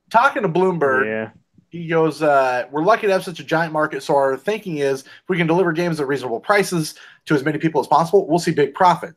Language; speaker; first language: English; native; English